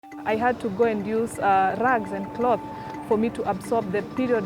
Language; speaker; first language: English; non-native, local second language; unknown